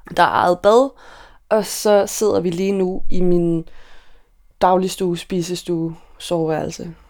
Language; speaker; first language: Danish; native; Danish